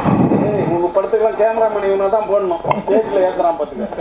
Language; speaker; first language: Tamil; native; Tamil